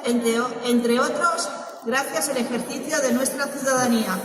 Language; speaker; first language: Spanish; native; Spanish